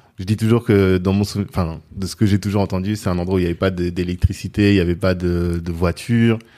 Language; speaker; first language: French; early bilingual, other home language; Sango